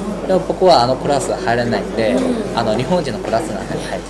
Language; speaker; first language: Japanese; non-native, fluent; Chinese